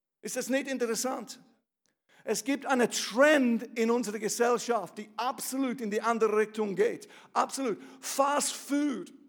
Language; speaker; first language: German; non-native, fluent; English